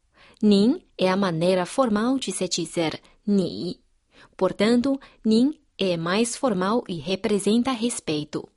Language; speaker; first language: Portuguese; non-native, fluent; Chinese